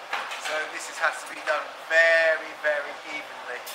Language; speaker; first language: English; native; English